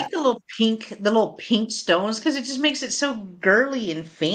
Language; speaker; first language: English; native; English